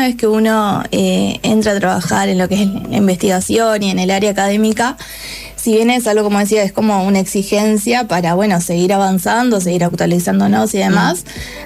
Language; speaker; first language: Spanish; native; Spanish